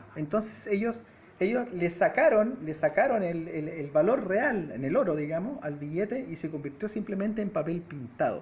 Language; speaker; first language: Spanish; native; Spanish